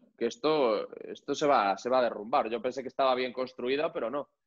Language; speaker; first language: Spanish; native; Spanish